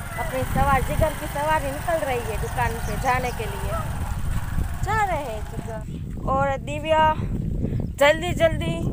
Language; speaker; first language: Hindi; non-native, local second language; Gujarati